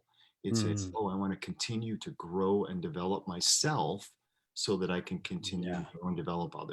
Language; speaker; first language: English; native; English